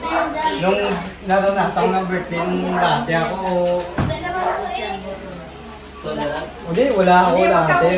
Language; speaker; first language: Filipino; non-native, local second language; Cebuano